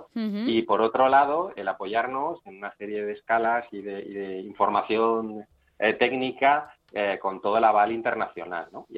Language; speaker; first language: Spanish; native; Spanish